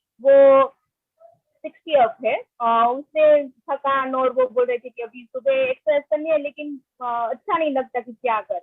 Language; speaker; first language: Hindi; non-native, local second language; Gujarati